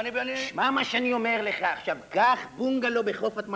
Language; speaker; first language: Hebrew; native; Hebrew